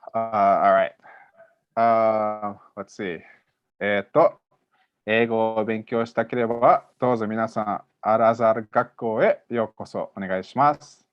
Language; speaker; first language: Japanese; non-native, fluent; English